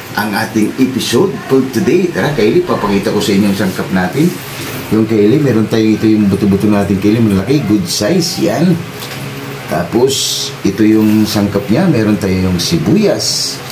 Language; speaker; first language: Filipino; native; Filipino